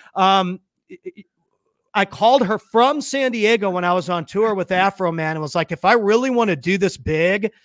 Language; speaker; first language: English; native; English